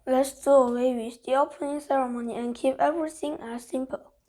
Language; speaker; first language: English; non-native, fluent; Korean